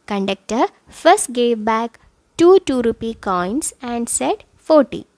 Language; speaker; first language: English; non-native, local second language; Malayalam